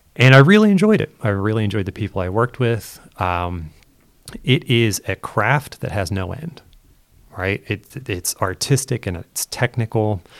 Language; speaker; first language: English; native; English